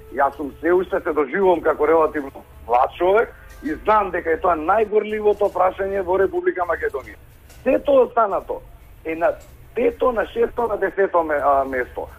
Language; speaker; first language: Macedonian; native; Macedonian